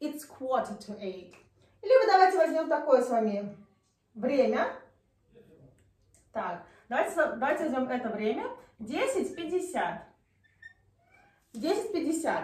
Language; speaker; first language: Russian; native; Russian